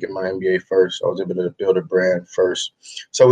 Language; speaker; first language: English; native; English